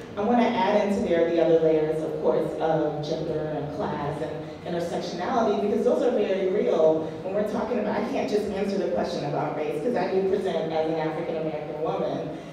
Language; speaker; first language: English; native; English